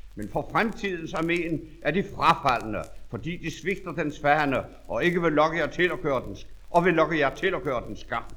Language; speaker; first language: Danish; native; Danish